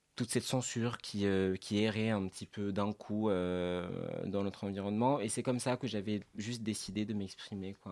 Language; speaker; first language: French; non-native, local second language; Arabic